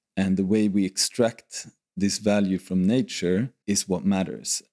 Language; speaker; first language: English; non-native, fluent; Swedish